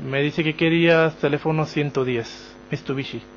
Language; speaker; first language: Spanish; non-native, learner; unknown